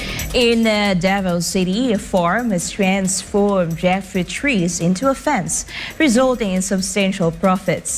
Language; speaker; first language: English; non-native, local second language; Filipino